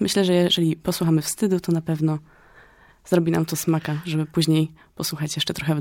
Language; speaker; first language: Polish; native; Polish